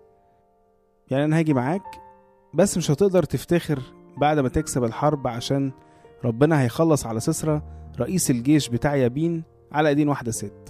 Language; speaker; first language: Arabic; native; Arabic